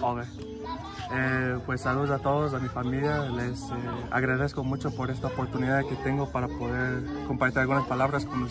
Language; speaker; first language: Spanish; non-native, fluent; English